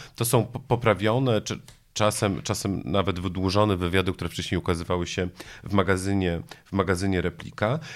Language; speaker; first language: Polish; native; Polish